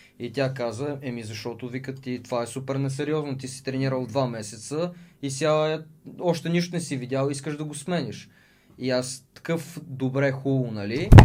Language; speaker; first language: Bulgarian; early bilingual, other home language; Russian